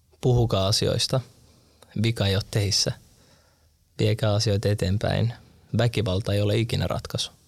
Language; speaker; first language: Finnish; early bilingual, other home language; Arabic